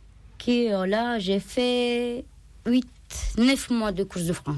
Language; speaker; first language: French; non-native, learner; Romanian